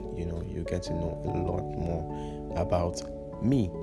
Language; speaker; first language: English; non-native, local second language; Yoruba